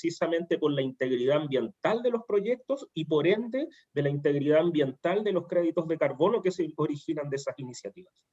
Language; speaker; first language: Spanish; native; Spanish